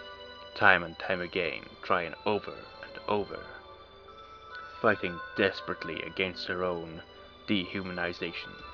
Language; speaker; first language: English; native; English